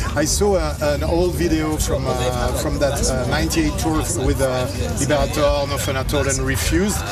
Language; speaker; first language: English; non-native, fluent; French